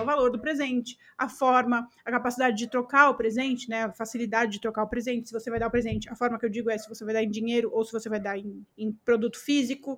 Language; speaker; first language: Portuguese; native; Portuguese